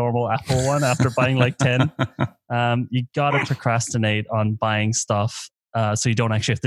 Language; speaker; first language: English; native; English